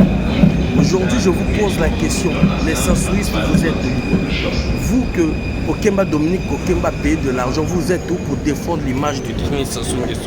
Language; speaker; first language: French; non-native, local second language; Lingala